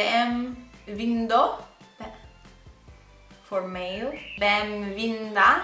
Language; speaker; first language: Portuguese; non-native, learner; Italian